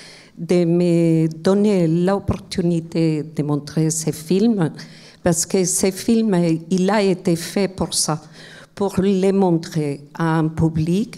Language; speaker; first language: French; non-native, fluent; Spanish